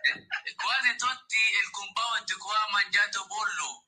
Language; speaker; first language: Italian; non-native, learner; Spanish